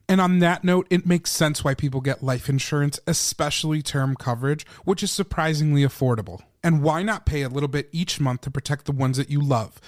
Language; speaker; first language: English; native; English